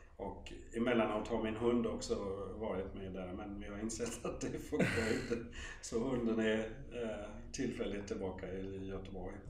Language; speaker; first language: Swedish; non-native, fluent; German